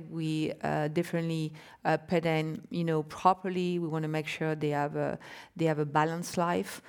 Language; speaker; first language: English; non-native, fluent; French